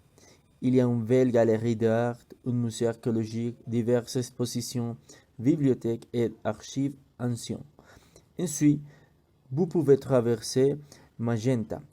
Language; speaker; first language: French; non-native, learner; Spanish